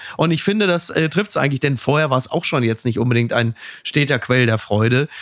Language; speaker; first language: German; native; German